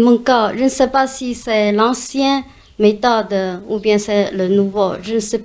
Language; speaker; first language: French; non-native, fluent; Chinese